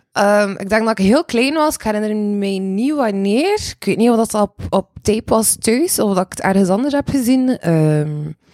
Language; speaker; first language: Dutch; native; Dutch